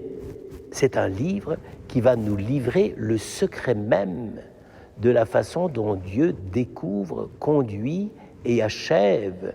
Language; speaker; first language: French; native; French